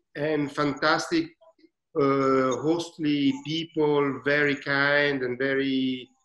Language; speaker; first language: English; non-native, learner; Italian